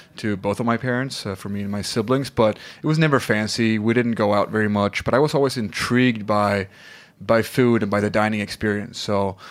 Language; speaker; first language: English; non-native, fluent; Swedish